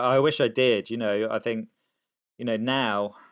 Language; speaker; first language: English; native; English